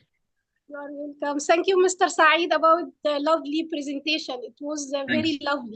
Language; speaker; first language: English; non-native, fluent; Arabic